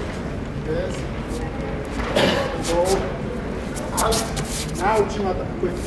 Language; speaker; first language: English; non-native, learner; Spanish